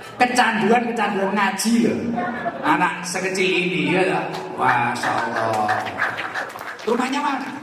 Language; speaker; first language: Indonesian; native; Indonesian